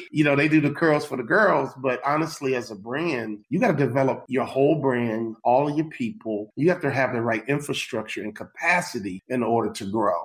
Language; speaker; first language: English; native; English